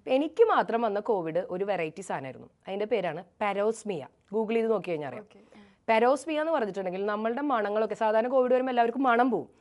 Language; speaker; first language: Malayalam; native; Malayalam